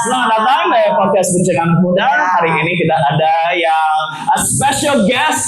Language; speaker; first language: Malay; non-native, learner; English